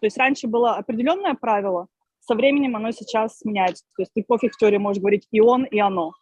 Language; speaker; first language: Russian; native; Russian